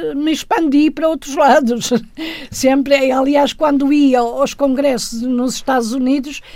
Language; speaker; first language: Portuguese; native; Portuguese